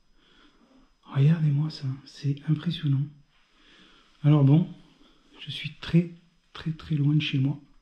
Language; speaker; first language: French; native; French